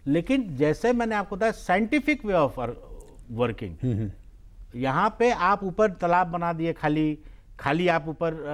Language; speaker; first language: Hindi; native; Hindi